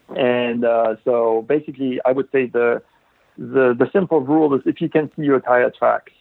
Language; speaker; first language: English; non-native, fluent; German